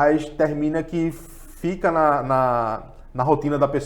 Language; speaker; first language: Portuguese; native; Portuguese